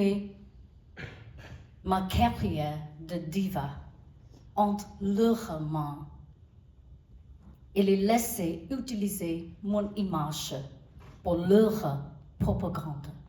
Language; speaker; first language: French; non-native, learner; Burmese